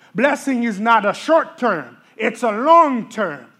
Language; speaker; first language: English; early bilingual, other home language; Haitian Creole